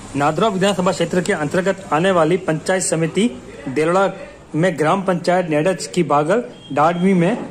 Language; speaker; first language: Hindi; native; Hindi